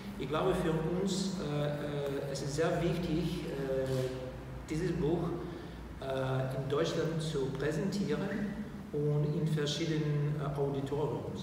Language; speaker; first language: German; non-native, fluent; Ukrainian